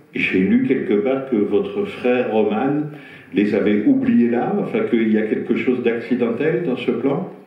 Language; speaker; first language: French; native; French